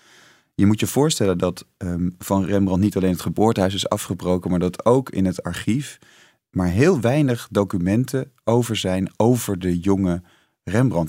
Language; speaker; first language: Dutch; native; Dutch